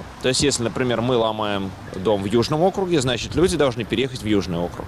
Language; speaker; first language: Russian; native; Russian